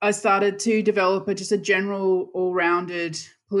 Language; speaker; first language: English; native; English